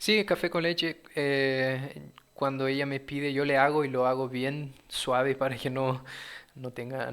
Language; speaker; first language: Spanish; early bilingual, heritage; Portuguese